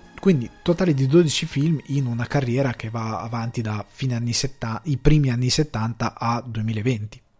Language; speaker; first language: Italian; native; Italian